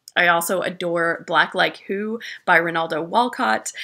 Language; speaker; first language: English; native; English